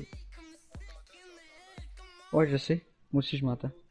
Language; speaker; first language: French; native; French